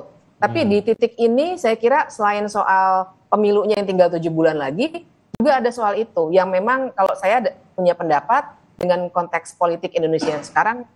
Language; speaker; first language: Indonesian; native; Indonesian